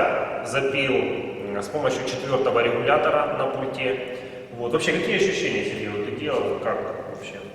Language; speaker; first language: Russian; native; Russian